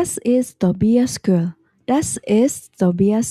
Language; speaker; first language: German; non-native, fluent; Indonesian